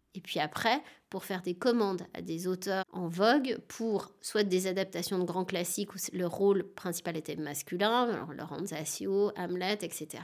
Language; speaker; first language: French; native; French